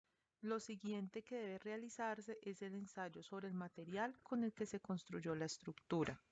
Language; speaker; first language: Spanish; native; Spanish